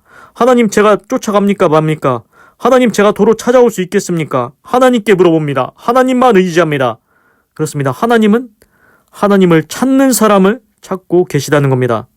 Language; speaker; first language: Korean; native; Korean